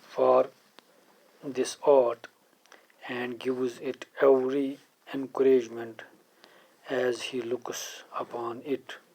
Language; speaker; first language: English; non-native, local second language; Urdu